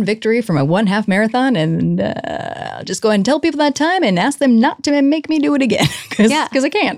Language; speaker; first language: English; native; English